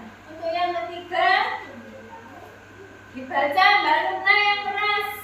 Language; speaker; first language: Indonesian; native; Indonesian